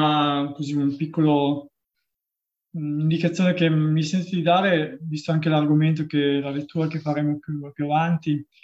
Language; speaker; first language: Italian; native; Italian